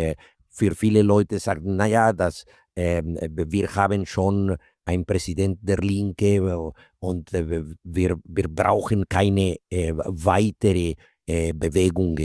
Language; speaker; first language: German; non-native, fluent; Spanish